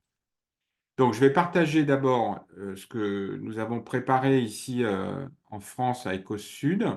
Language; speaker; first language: French; native; French